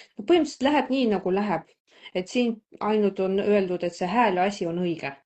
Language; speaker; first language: Estonian; non-native, local second language; Russian